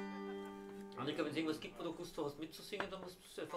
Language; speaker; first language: German; native; German